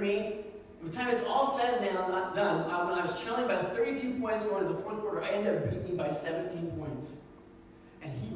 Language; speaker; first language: English; native; English